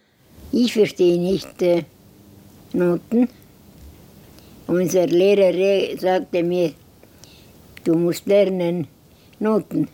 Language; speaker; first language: German; non-native, learner; Estonian